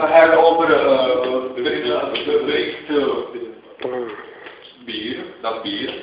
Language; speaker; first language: German; non-native, learner; Czech